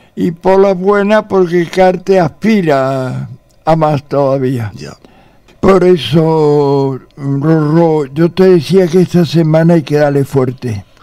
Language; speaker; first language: Spanish; native; Spanish